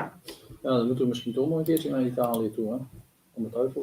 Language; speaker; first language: Dutch; native; Dutch